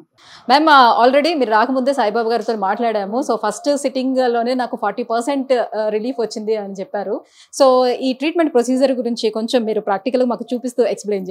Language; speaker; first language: Telugu; native; Telugu